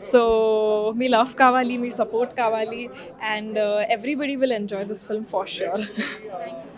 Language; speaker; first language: Telugu; non-native, learner; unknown